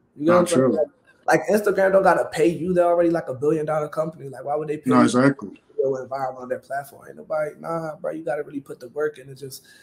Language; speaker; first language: English; native; English